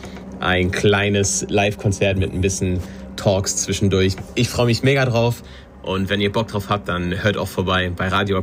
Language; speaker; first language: German; native; German